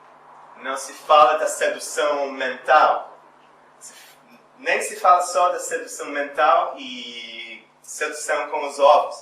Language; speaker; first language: Portuguese; non-native, fluent; English